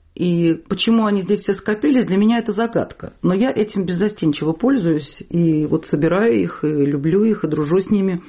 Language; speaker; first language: Russian; native; Russian